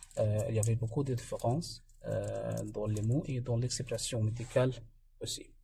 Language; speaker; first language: French; non-native, fluent; Arabic